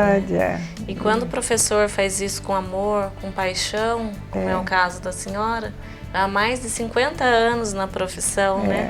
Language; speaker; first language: Portuguese; native; Portuguese